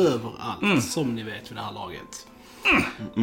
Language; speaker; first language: Swedish; native; Swedish